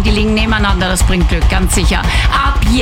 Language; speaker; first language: German; native; German